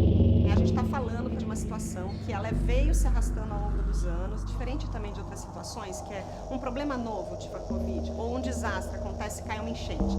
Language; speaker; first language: Portuguese; native; Portuguese